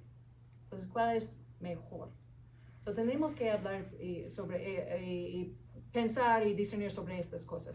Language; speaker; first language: Spanish; non-native, fluent; English